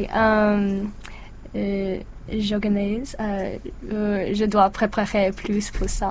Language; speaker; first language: French; non-native, learner; English